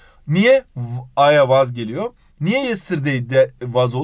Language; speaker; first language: English; non-native, fluent; Turkish